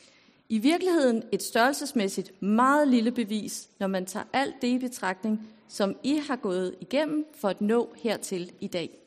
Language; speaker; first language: Danish; native; Danish